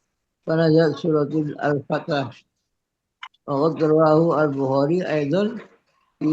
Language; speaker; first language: Arabic; non-native, fluent; Indonesian